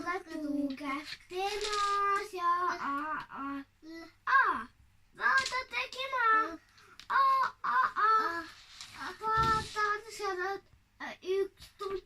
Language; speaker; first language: Finnish; non-native, learner; Estonian